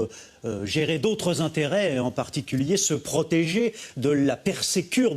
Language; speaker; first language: French; native; French